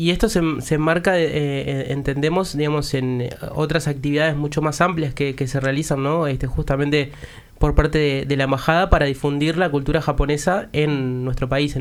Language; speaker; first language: Spanish; native; Spanish